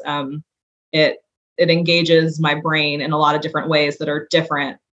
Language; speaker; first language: English; native; English